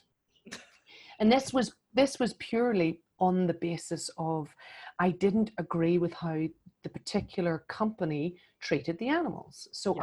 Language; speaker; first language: English; native; English